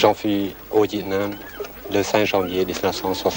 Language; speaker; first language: French; non-native, learner; Khmer